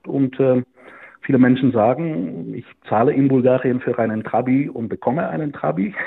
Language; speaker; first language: German; non-native, fluent; Bulgarian